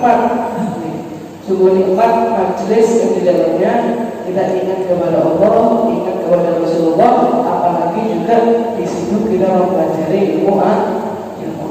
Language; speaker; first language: Indonesian; native; Indonesian